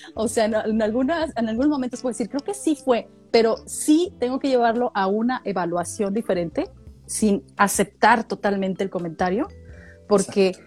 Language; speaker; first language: Spanish; native; Spanish